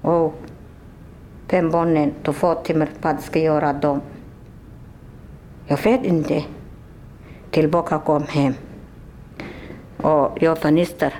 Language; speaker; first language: Swedish; non-native, learner; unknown